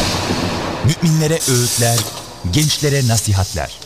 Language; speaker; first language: Turkish; native; Turkish